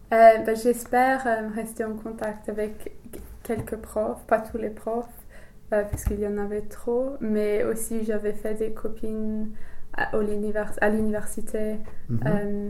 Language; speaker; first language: French; non-native, learner; English